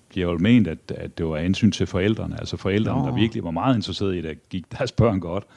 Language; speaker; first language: Danish; native; Danish